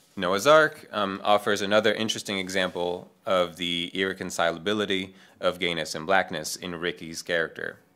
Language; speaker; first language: English; non-native, fluent; French